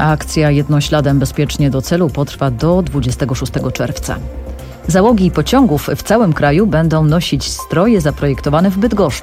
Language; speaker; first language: Polish; native; Polish